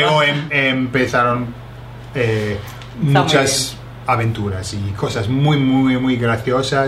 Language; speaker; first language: Spanish; non-native, fluent; English